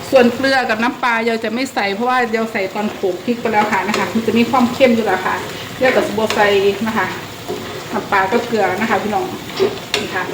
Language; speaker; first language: Thai; non-native, local second language; Northeastern Thai